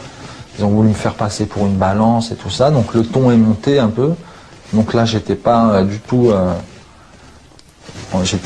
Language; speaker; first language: French; native; French